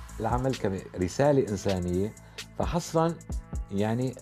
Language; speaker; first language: Arabic; native; Arabic